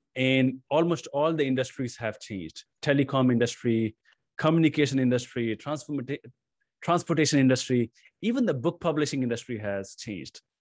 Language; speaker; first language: English; non-native, local second language; Hindi